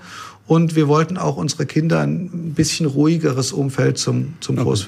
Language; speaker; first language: German; native; German